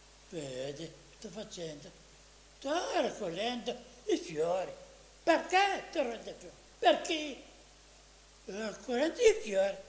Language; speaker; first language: Italian; non-native, fluent; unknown